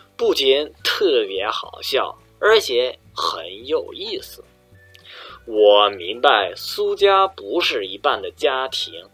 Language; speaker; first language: Chinese; non-native, learner; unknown